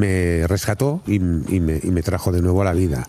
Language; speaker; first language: Spanish; native; Spanish